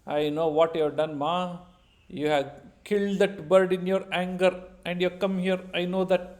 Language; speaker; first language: English; non-native, local second language; Kannada